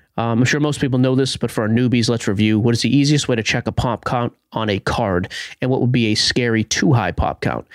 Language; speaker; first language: English; native; English